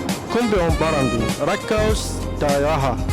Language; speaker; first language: Finnish; non-native, learner; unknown